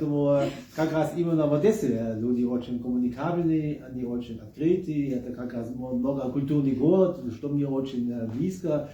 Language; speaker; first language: Russian; non-native, fluent; German